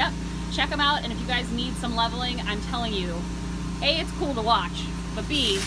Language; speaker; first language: English; native; English